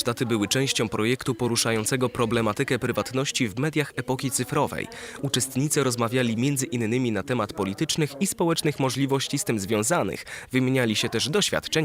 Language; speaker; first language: Polish; native; Polish